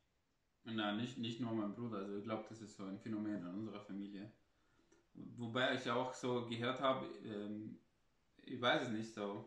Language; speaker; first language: German; non-native, fluent; Arabic